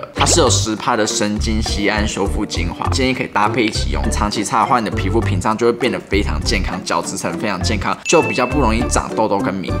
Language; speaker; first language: Chinese; native; Chinese